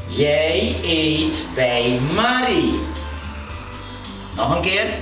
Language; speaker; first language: Dutch; non-native, local second language; Papiamento